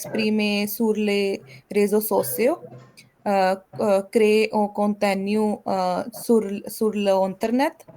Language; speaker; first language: French; non-native, learner; Hindi